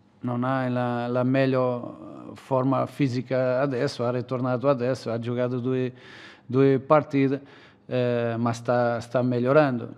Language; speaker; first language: Italian; non-native, learner; Portuguese